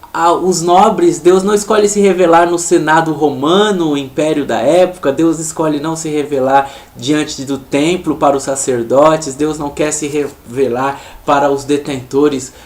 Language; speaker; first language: Portuguese; native; Portuguese